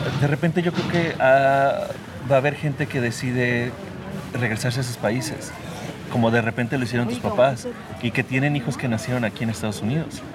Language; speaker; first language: Spanish; early bilingual, heritage; Spanish